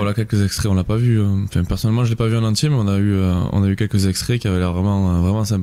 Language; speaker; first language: French; native; French